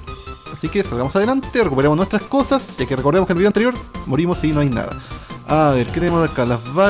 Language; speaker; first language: Spanish; native; Spanish